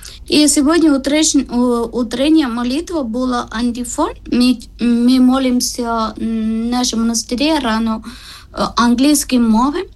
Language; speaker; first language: Ukrainian; non-native, learner; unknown